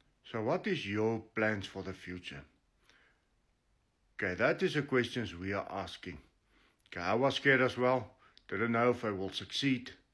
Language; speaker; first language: English; non-native, local second language; Afrikaans